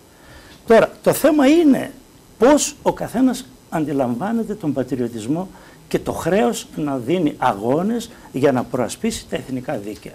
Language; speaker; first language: Greek; native; Greek